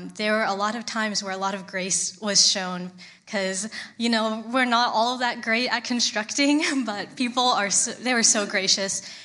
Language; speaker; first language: English; native; English